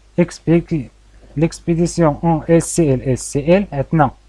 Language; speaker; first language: French; non-native, local second language; Arabic